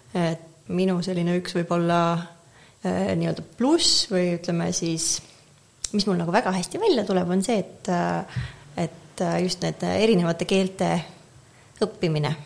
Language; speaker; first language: Estonian; native; Estonian